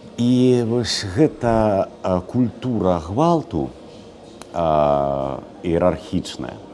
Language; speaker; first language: Belarusian; native; Belarusian